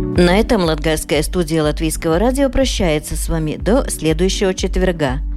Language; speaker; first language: Russian; native; Russian